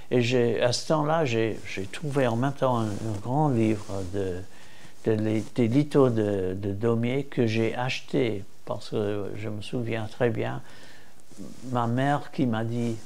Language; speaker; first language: French; non-native, fluent; English